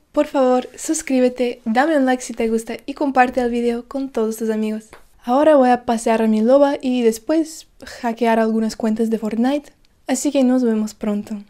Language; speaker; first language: Spanish; non-native, fluent; Russian